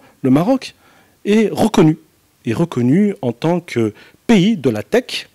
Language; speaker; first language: French; non-native, local second language; Arabic